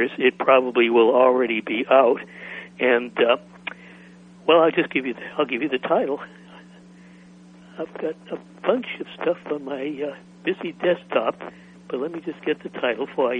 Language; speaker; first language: English; native; English